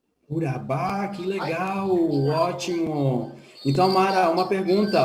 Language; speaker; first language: Portuguese; non-native, fluent; Spanish